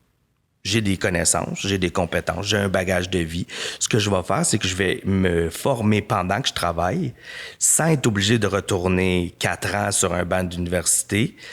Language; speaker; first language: French; native; French